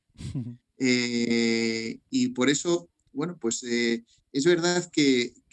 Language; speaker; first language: Spanish; native; Spanish